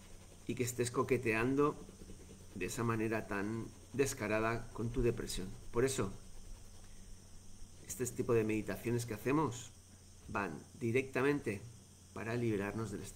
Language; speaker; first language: Spanish; native; Spanish